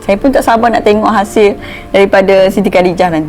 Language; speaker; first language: Malay; native; Malay